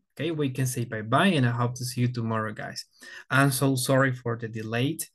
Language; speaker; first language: English; non-native, fluent; Spanish